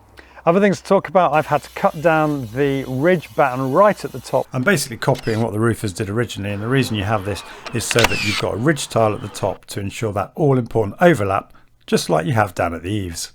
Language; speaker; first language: English; native; English